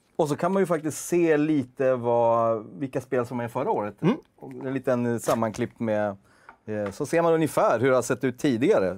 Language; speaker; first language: Swedish; native; Swedish